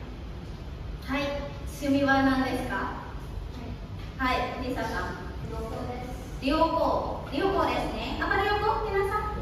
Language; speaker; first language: Japanese; non-native, fluent; Indonesian